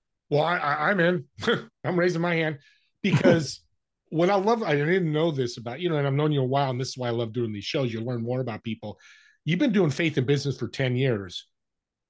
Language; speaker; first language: English; native; English